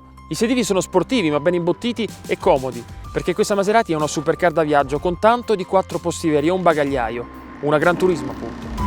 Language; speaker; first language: Italian; native; Italian